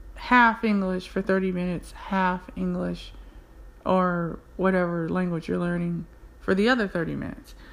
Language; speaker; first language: English; native; English